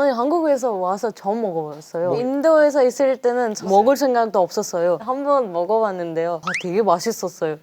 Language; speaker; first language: Korean; non-native, learner; Odia